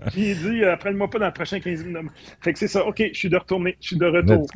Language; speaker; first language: French; native; French